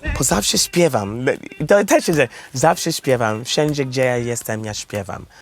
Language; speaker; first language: Polish; non-native, learner; English